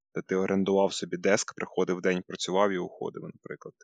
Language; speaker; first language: Ukrainian; native; Ukrainian